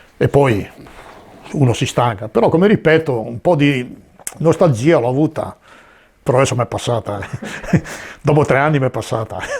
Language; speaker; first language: Italian; native; Italian